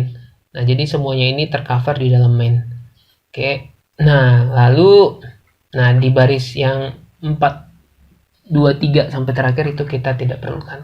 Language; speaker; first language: Indonesian; native; Indonesian